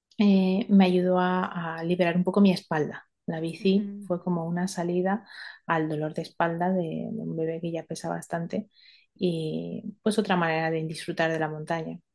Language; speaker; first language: Spanish; early bilingual, other home language; Romanian